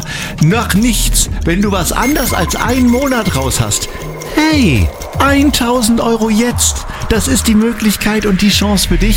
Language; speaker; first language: German; native; German